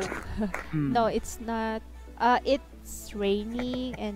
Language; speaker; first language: English; non-native, fluent; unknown